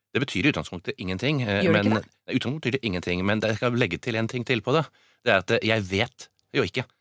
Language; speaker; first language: Norwegian; native; Norwegian